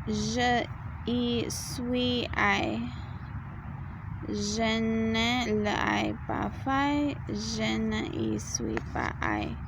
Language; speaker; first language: French; non-native, learner; English